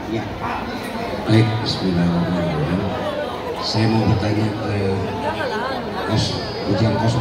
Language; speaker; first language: Indonesian; non-native, local second language; Minangkabau